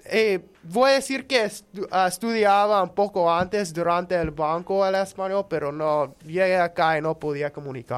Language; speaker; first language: Spanish; non-native, learner; English